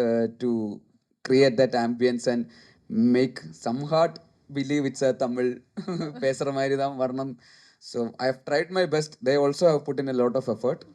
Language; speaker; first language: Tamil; non-native, learner; Malayalam